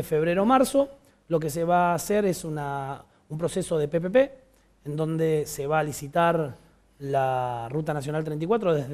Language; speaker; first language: Spanish; native; Spanish